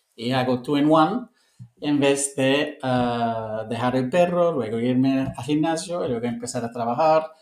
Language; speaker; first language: Spanish; non-native, fluent; English